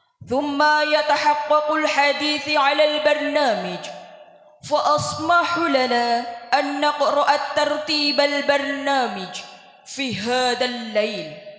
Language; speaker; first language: Arabic; non-native, learner; Indonesian